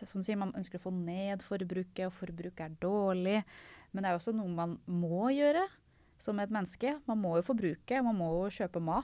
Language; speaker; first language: Norwegian; native; Norwegian